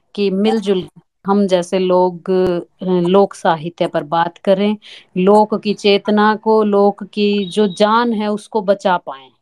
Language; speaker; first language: Hindi; native; Hindi